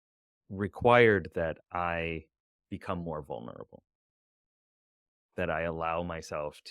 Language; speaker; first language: English; native; English